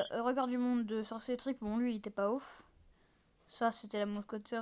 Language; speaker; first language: French; native; French